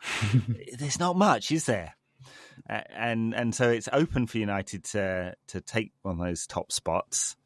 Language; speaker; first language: English; native; English